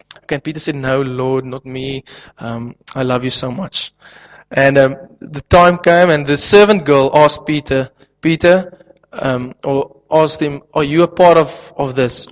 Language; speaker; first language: English; non-native, local second language; Afrikaans